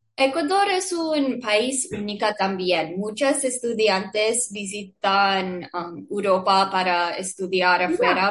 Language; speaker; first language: Spanish; non-native, learner; English